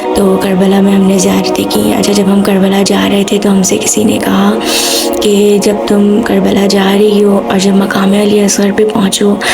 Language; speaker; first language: Urdu; native; Urdu